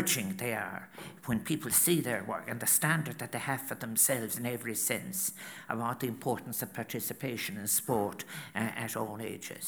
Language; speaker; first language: English; native; English